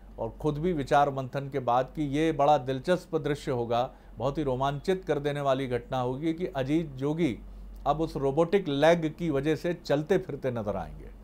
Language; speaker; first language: Hindi; native; Hindi